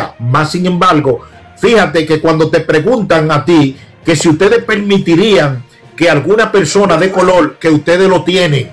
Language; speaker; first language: Spanish; native; Spanish